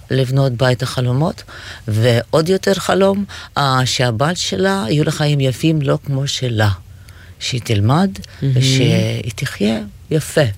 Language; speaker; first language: Hebrew; non-native, fluent; Russian